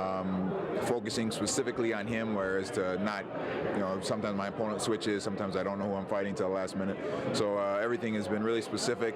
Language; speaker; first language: English; native; English